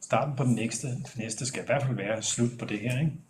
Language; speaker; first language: Danish; native; Danish